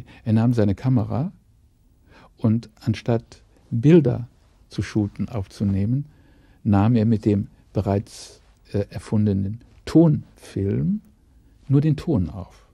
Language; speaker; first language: German; native; German